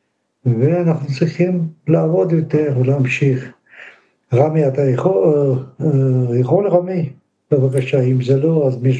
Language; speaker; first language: Hebrew; non-native, fluent; Russian